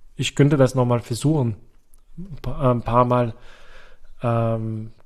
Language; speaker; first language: German; non-native, fluent; French